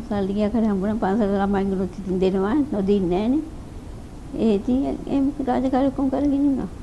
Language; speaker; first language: Sinhala; native; Sinhala